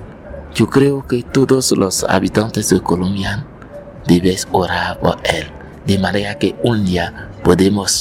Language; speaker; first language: Spanish; non-native, learner; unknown